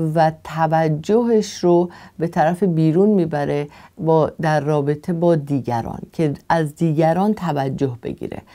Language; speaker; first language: Persian; native; Persian